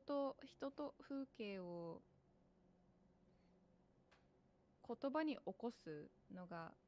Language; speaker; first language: Japanese; non-native, fluent; English